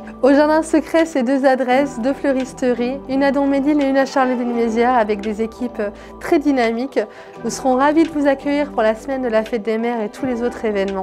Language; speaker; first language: French; native; French